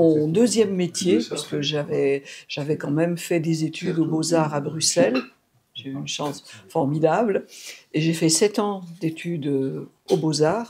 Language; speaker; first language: French; native; French